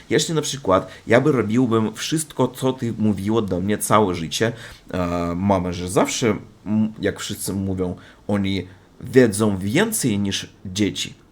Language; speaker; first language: Polish; non-native, learner; Russian